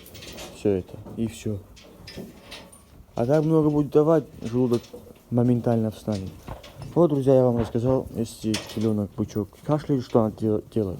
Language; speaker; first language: Russian; non-native, local second language; Ossetic